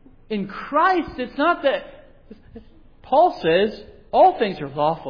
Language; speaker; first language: English; native; English